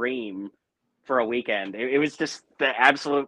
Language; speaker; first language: English; native; English